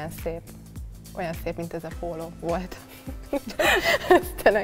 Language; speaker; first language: Hungarian; native; Hungarian